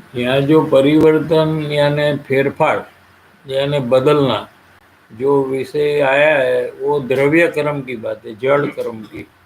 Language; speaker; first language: Hindi; non-native, local second language; Gujarati